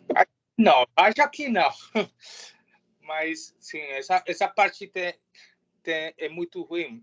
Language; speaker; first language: Portuguese; non-native, learner; Spanish